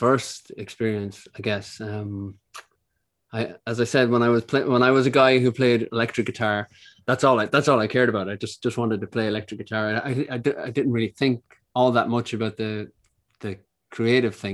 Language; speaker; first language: English; native; English